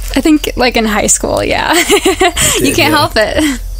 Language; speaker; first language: English; native; English